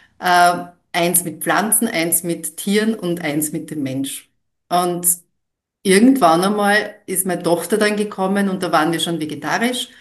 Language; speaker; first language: German; native; German